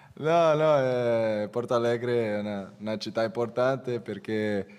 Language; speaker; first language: Italian; non-native, learner; Portuguese